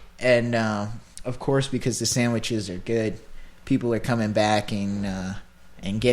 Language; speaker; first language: English; native; English